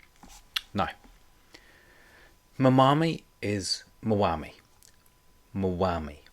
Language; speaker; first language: Irish; non-native, local second language; English